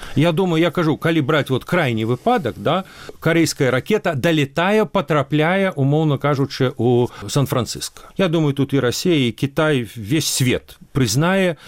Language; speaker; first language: Belarusian; non-native, local second language; Russian